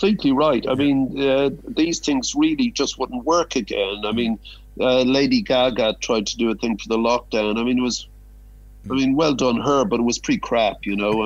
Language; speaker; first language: English; native; English